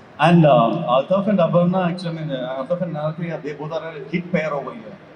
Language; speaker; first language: English; non-native, local second language; Malayalam